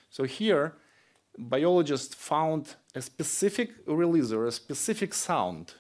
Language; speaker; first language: English; non-native, fluent; Russian